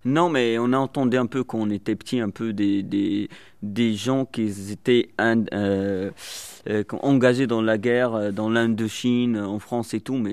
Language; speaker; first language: French; non-native, local second language; Arabic